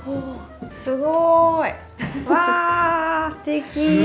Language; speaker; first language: French; non-native, learner; Japanese